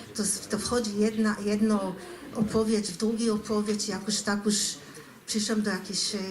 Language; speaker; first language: Polish; non-native, fluent; Hebrew